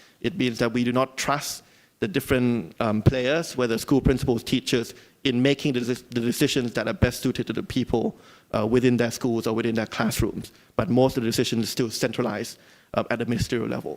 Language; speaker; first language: English; non-native, fluent; Thai